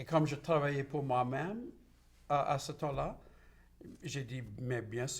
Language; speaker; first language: French; non-native, local second language; English